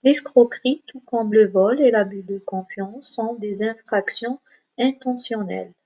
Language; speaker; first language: French; non-native, local second language; Arabic